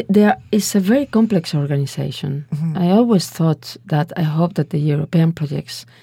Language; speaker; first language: English; non-native, fluent; Spanish